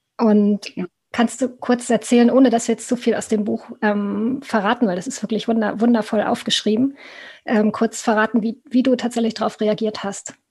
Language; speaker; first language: German; native; German